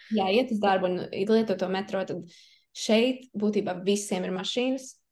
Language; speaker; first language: Latvian; native; Latvian